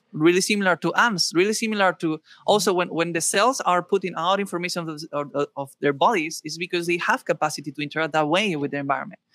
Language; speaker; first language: English; non-native, fluent; Spanish